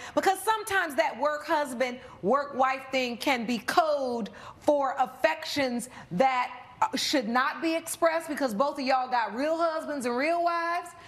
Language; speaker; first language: English; native; English